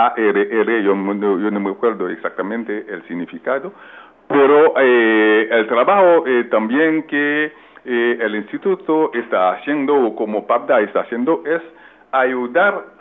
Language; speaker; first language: Spanish; non-native, fluent; French